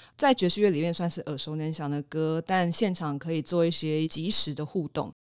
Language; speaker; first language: Chinese; native; Chinese